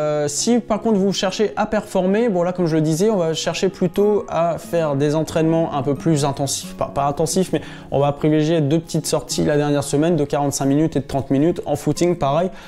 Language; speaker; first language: French; native; French